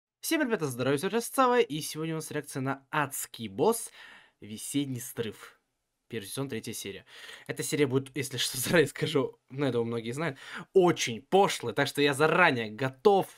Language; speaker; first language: Russian; native; Russian